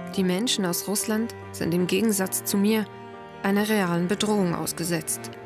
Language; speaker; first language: German; native; German